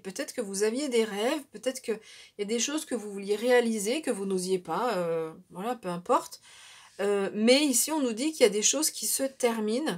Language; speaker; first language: French; native; French